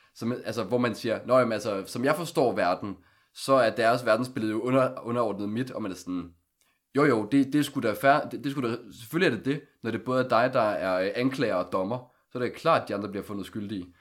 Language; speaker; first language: Danish; native; Danish